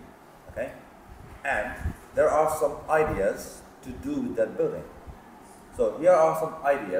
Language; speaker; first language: English; non-native, fluent; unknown